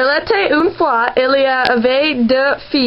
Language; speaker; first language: French; non-native, learner; English